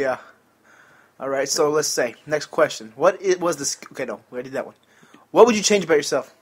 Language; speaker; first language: English; native; English